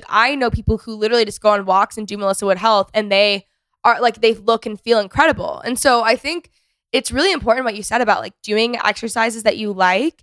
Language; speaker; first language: English; native; English